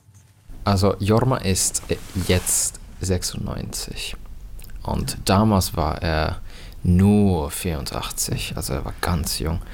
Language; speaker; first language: German; non-native, fluent; Finnish